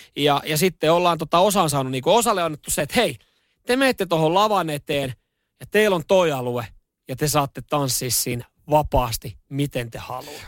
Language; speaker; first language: Finnish; native; Finnish